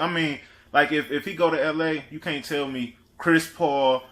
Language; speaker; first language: English; native; English